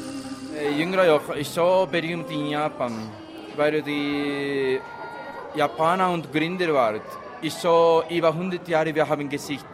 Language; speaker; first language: German; non-native, learner; Japanese